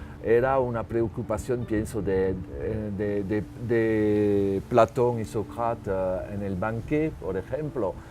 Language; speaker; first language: Spanish; non-native, learner; French